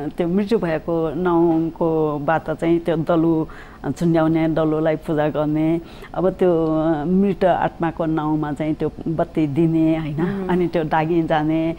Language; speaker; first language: Nepali; non-native, local second language; Newari